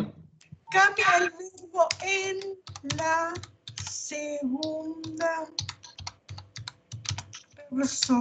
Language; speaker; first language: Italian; non-native, fluent; Spanish